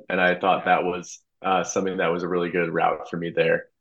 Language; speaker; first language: English; native; English